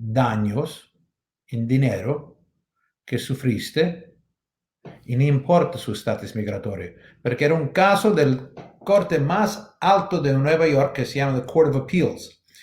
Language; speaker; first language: Spanish; non-native, learner; English